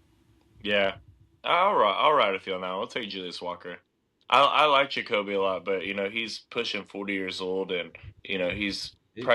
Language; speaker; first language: English; native; English